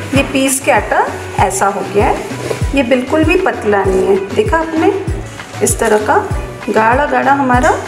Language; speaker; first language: Hindi; native; Hindi